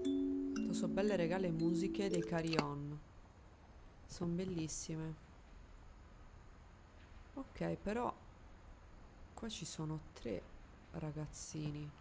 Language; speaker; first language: Italian; native; Italian